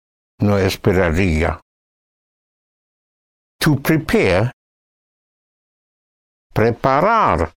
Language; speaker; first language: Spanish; non-native, fluent; English